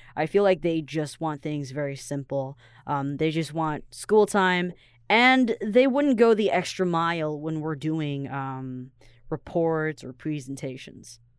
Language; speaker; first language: English; non-native, fluent; Chinese